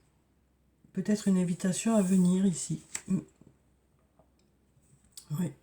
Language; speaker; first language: French; native; French